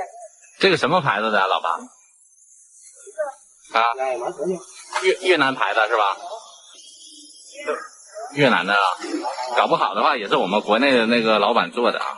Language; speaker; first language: Chinese; native; Chinese